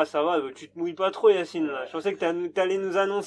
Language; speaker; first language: French; native; French